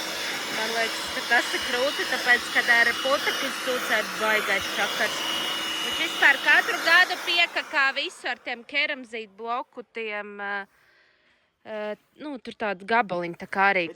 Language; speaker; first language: Latvian; native; Latvian